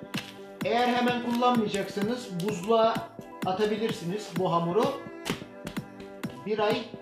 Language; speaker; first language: Turkish; native; Turkish